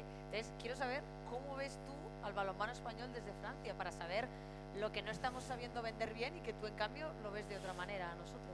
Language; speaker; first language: Spanish; native; Spanish